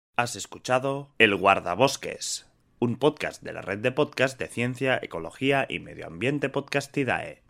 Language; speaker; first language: Spanish; non-native, fluent; Italian